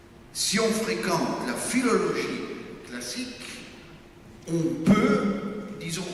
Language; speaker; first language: French; non-native, fluent; German